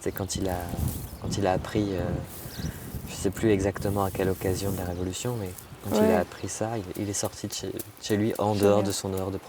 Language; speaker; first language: French; native; French